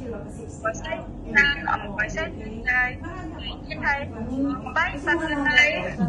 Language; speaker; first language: Cantonese; non-native, learner; Indonesian